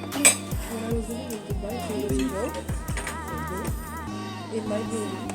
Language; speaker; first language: English; non-native, fluent; French